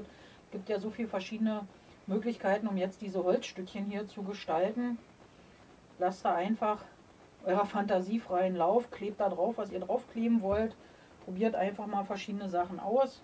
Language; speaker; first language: German; native; German